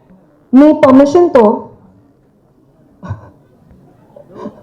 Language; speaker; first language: Telugu; non-native, local second language; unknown